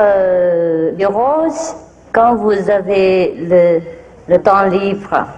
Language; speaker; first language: French; non-native, fluent; Vietnamese